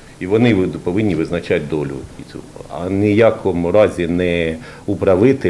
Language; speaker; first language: Ukrainian; native; Ukrainian